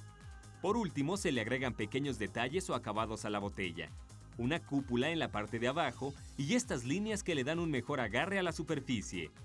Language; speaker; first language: Spanish; native; Spanish